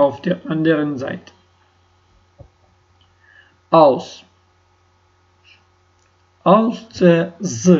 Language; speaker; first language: German; non-native, learner; Ukrainian